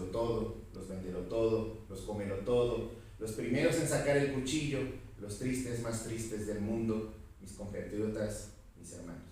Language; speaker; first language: Spanish; native; Spanish